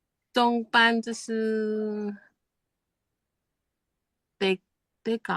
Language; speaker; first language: Chinese; non-native, learner; Indonesian